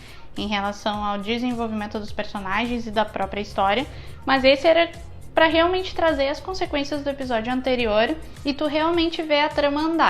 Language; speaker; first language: Portuguese; native; Portuguese